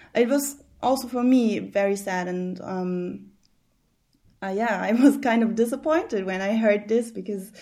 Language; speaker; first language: English; early bilingual, heritage; German